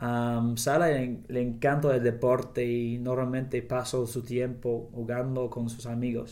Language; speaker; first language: Spanish; non-native, learner; English